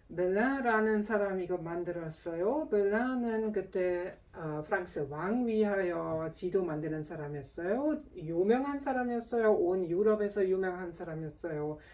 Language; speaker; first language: Korean; non-native, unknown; German